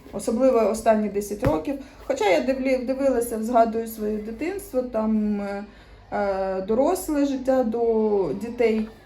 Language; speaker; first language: Ukrainian; native; Ukrainian